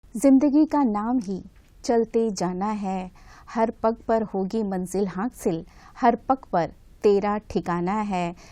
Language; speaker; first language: Hindi; native; Hindi